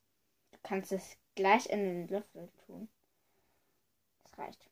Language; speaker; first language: German; early bilingual, other home language; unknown